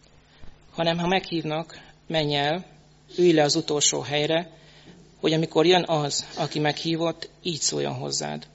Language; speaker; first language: Hungarian; native; Hungarian